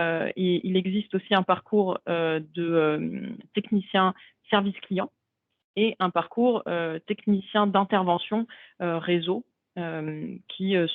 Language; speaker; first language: French; native; French